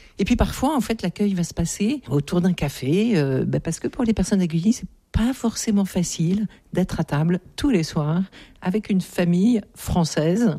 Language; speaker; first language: French; native; French